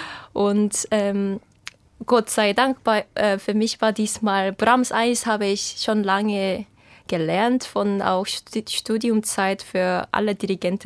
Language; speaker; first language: German; non-native, fluent; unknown